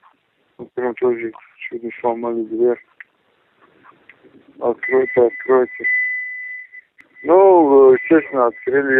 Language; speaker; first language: Russian; non-native, learner; Tajik